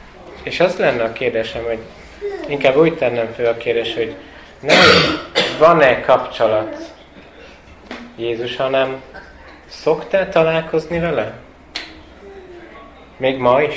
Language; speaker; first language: Hungarian; non-native, fluent; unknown